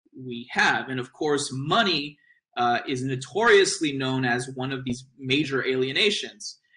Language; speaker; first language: English; native; English